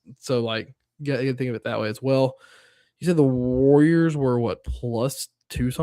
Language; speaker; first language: English; native; English